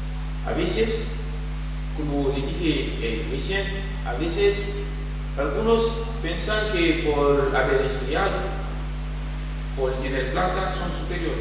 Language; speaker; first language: Spanish; non-native, fluent; French